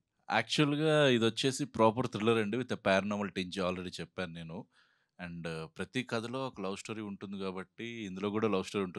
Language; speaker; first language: Telugu; native; Telugu